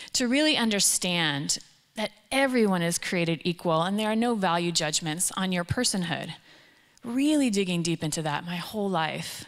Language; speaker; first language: English; native; English